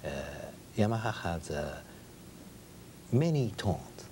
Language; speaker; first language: English; non-native, learner; Japanese